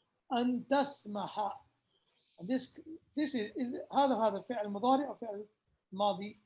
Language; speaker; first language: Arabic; non-native, fluent; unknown